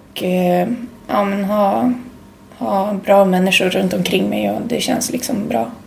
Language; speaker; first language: Swedish; native; Swedish